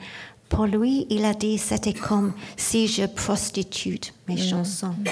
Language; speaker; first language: French; non-native, learner; English